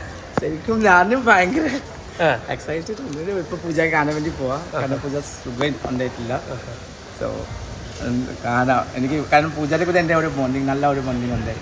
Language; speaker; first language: Malayalam; non-native, learner; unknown